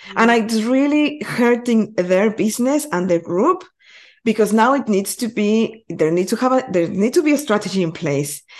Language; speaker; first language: English; non-native, fluent; Spanish